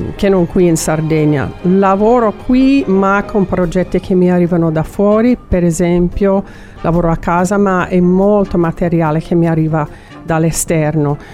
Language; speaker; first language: Italian; non-native, fluent; English